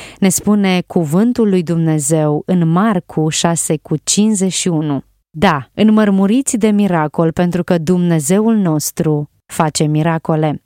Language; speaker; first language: Romanian; native; Romanian